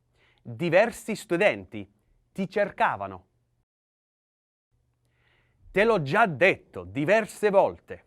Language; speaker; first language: Italian; non-native, learner; English